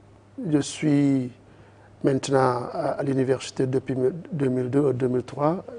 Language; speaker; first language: French; non-native, learner; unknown